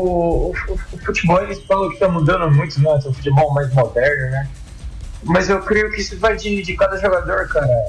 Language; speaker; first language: Portuguese; native; Portuguese